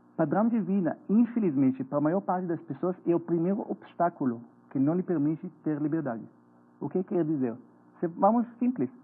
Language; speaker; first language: Portuguese; non-native, fluent; Hebrew